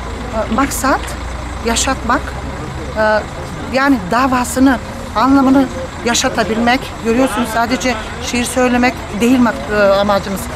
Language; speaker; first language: Turkish; early bilingual, heritage; Turkish